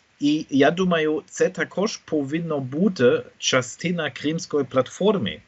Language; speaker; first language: Ukrainian; non-native, fluent; German